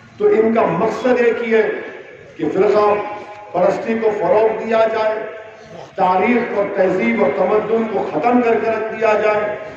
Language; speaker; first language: Urdu; native; Urdu